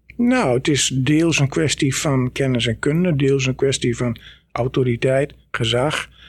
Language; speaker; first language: Dutch; native; Dutch